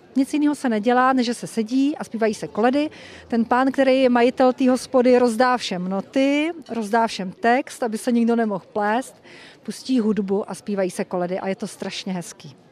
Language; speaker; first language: Czech; native; Czech